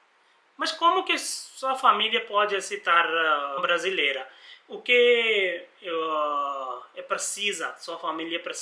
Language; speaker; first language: Portuguese; non-native, learner; Hindi